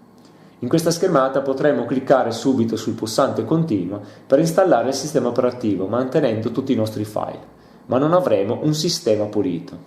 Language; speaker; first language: Italian; native; Italian